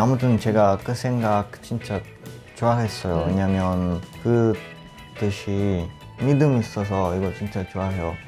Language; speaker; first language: Korean; non-native, learner; Italian